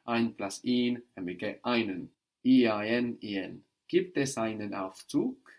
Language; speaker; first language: German; non-native, fluent; English